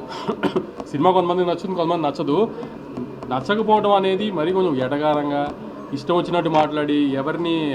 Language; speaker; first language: Telugu; native; Telugu